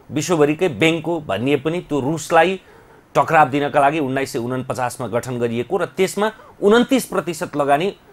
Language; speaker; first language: Nepali; native; Nepali